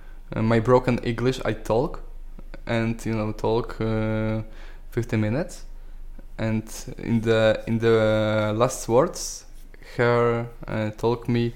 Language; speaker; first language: English; non-native, learner; Polish